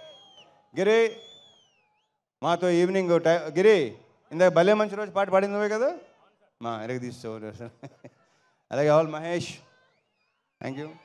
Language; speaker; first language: Telugu; native; Telugu